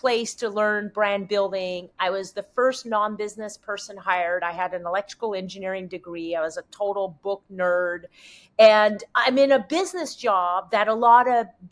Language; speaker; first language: English; non-native, fluent; French